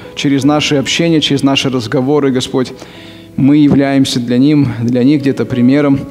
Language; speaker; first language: Russian; native; Russian